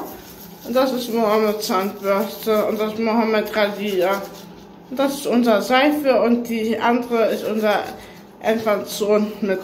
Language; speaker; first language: German; early bilingual, other home language; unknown